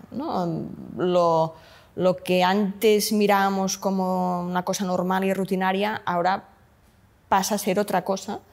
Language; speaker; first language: Spanish; non-native, local second language; Catalan